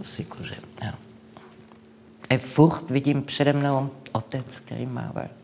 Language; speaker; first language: Czech; non-native, local second language; English